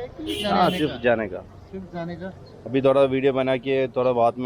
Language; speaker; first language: Hindi; non-native, local second language; Malayalam